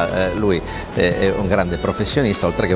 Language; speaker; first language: Italian; native; Italian